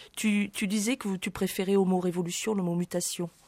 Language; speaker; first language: French; native; French